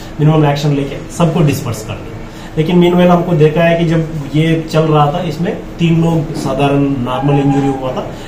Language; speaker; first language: Hindi; non-native, local second language; Bangla